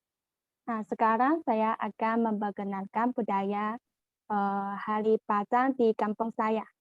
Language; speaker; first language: Indonesian; non-native, learner; Chinese